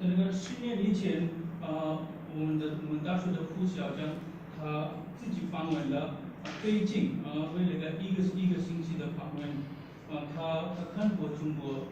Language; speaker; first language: Chinese; non-native, learner; Hindi